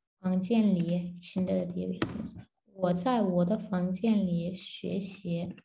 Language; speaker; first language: Chinese; non-native, learner; Turkish